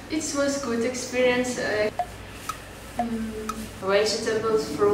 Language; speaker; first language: English; non-native, learner; Ukrainian